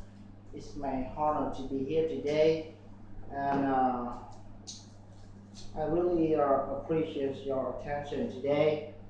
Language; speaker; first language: English; non-native, learner; Vietnamese